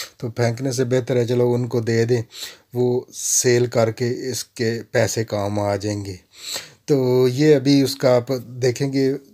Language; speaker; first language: Urdu; non-native, local second language; Punjabi